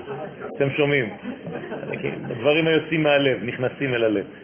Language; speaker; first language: Hebrew; non-native, fluent; French